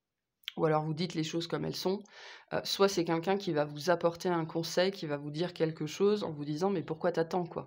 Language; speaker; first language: French; native; French